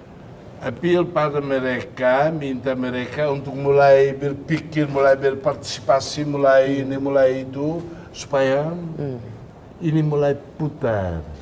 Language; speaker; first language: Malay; non-native, local second language; Portuguese